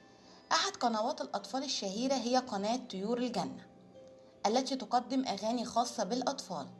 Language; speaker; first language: Arabic; native; Arabic